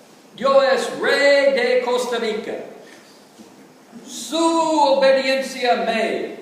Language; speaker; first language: Spanish; non-native, learner; English